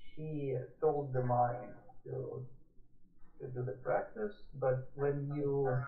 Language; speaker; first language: English; non-native, fluent; Russian